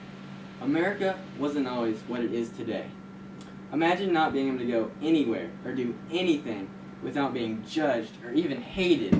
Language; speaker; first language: English; native; English